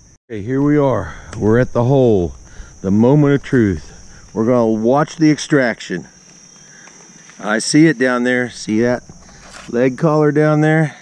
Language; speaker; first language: English; native; English